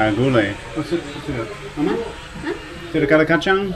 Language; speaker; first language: Indonesian; non-native, learner; English